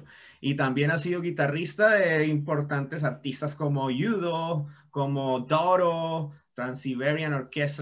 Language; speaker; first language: Spanish; native; Spanish